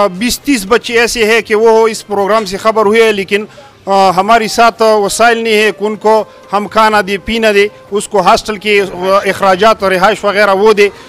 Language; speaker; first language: Urdu; non-native, local second language; Pashto